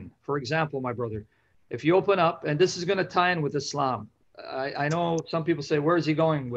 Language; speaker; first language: English; native; English